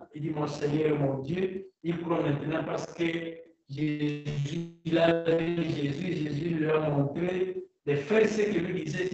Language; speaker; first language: French; non-native, local second language; Lingala